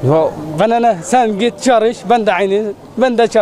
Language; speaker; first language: Turkish; non-native, learner; Arabic